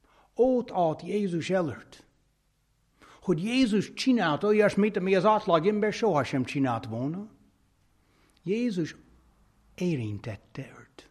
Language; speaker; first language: Hungarian; non-native, fluent; English